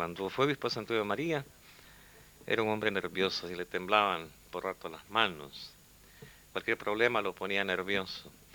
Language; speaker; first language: Spanish; native; Spanish